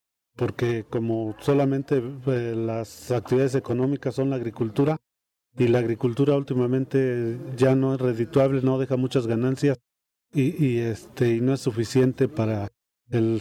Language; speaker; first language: Spanish; native; Spanish